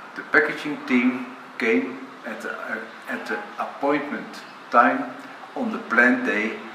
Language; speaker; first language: English; non-native, fluent; Dutch